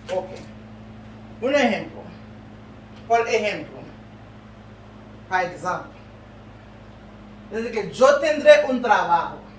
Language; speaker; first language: Spanish; non-native, learner; Haitian Creole